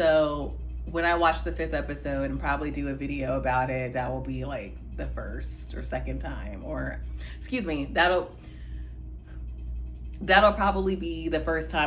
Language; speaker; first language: English; native; English